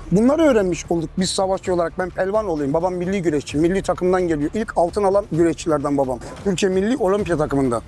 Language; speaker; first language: Turkish; early bilingual, heritage; Turkish